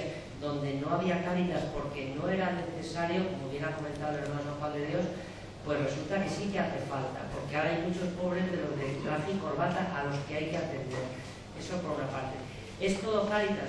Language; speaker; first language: Spanish; native; Spanish